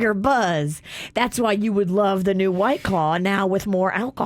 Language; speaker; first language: English; native; English